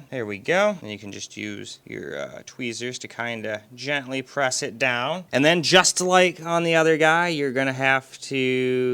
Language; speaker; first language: English; native; English